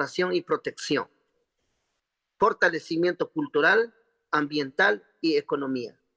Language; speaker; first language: Spanish; non-native, local second language; Quechua